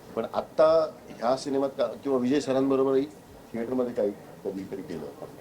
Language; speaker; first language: Marathi; native; Marathi